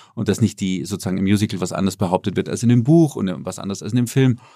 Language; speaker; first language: German; native; German